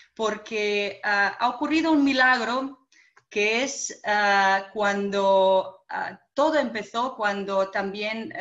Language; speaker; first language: Spanish; non-native, fluent; Bosnian